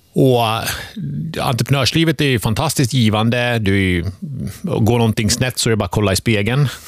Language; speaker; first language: Swedish; early bilingual, other home language; Finnish